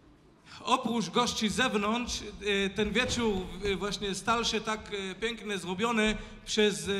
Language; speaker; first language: Polish; non-native, fluent; Hebrew